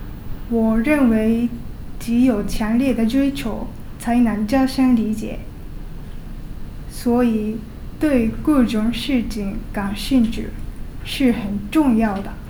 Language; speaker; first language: Chinese; non-native, learner; Japanese